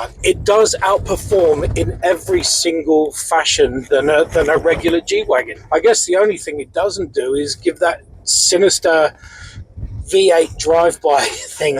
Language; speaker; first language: English; native; English